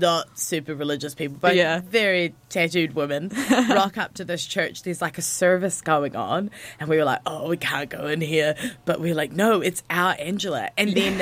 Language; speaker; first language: English; native; English